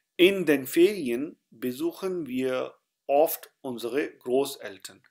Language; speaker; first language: German; non-native, fluent; Urdu